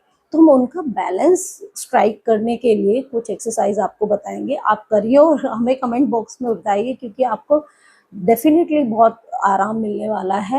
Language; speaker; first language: Hindi; native; Hindi